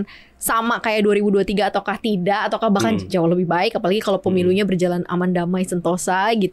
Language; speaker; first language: Indonesian; native; Indonesian